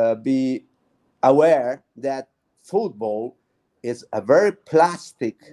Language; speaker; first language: English; non-native, fluent; Italian